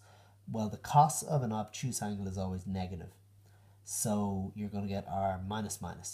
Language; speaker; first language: English; native; English